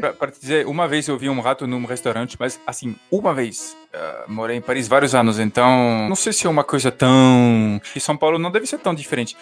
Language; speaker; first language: Portuguese; non-native, fluent; French